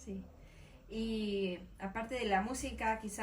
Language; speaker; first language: Spanish; non-native, learner; English